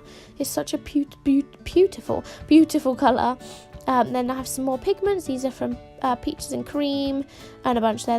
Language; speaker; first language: English; native; English